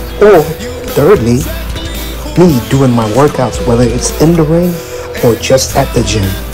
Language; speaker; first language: English; early bilingual, other home language; Spanish